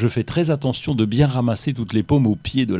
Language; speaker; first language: French; native; French